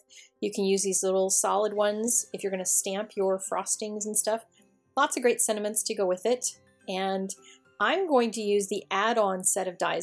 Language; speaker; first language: English; native; English